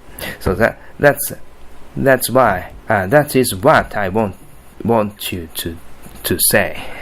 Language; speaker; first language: English; non-native, learner; Japanese